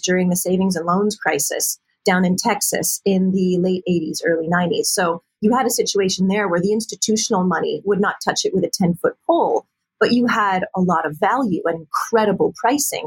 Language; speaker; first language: English; native; English